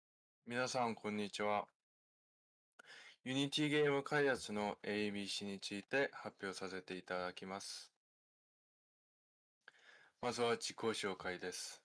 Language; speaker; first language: Japanese; non-native, fluent; Korean